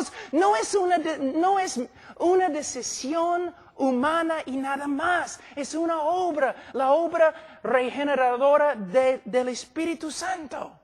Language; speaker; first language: Spanish; non-native, fluent; English